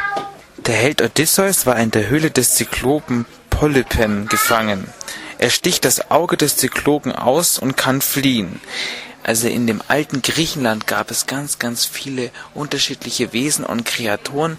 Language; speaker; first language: German; native; German